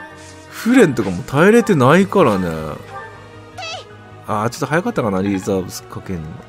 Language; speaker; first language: Japanese; native; Japanese